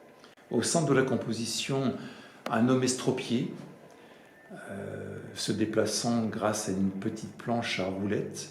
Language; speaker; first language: French; native; French